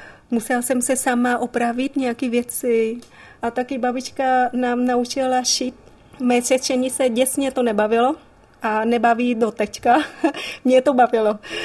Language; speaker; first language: Czech; non-native, fluent; Vietnamese